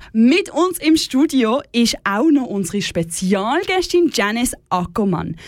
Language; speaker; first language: German; native; German